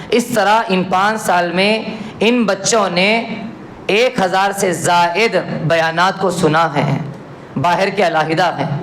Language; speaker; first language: Urdu; native; Urdu